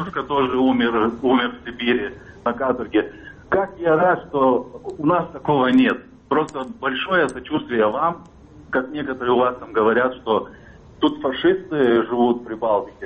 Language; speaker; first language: Russian; non-native, fluent; Lithuanian